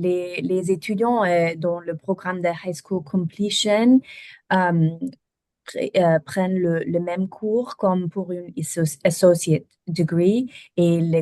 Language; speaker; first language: French; non-native, learner; German